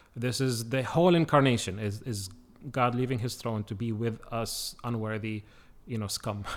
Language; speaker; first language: English; non-native, fluent; Arabic